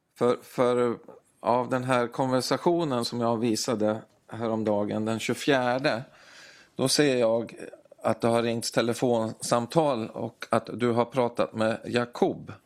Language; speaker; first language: Swedish; native; Swedish